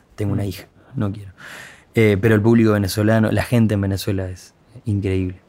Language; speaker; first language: Spanish; native; Spanish